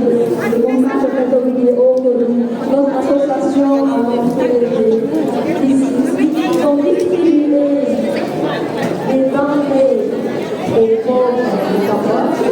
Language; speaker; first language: French; non-native, fluent; Khmer